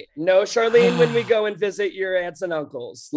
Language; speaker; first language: English; native; English